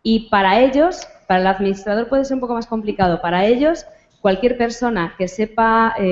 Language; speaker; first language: Spanish; non-native, local second language; Galician